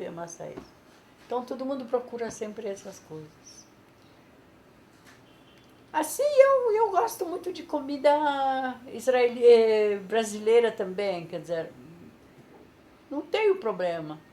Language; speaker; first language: Portuguese; non-native, fluent; Polish